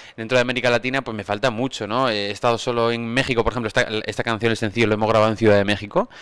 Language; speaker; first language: Spanish; native; Spanish